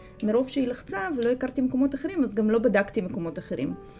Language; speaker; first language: Hebrew; non-native, fluent; Russian